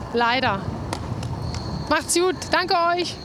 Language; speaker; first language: German; native; German